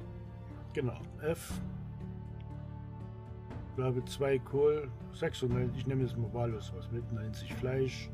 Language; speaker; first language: German; native; German